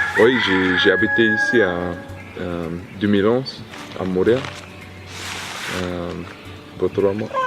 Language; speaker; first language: French; non-native, learner; English